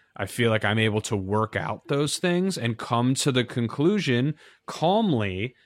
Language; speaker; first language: English; native; English